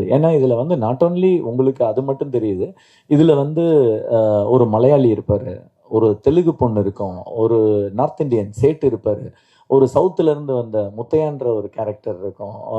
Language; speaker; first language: Tamil; native; Tamil